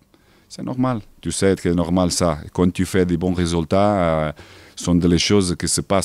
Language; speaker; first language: French; non-native, learner; Portuguese